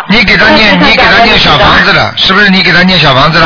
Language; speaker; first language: Chinese; native; Chinese